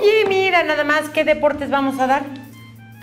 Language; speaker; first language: Spanish; native; Spanish